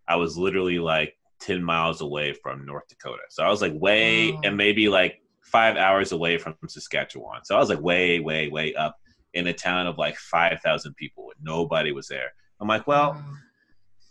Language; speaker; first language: English; native; English